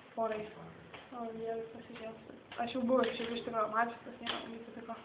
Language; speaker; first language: Lithuanian; native; Lithuanian